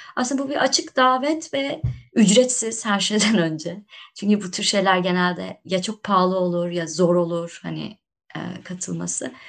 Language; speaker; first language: Turkish; native; Turkish